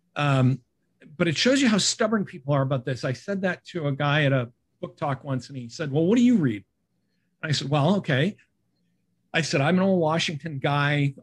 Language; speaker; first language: English; native; English